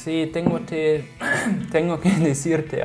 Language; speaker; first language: Spanish; non-native, fluent; German